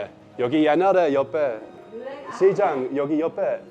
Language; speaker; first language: Korean; non-native, learner; Dutch